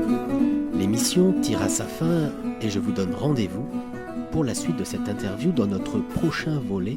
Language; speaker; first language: French; native; French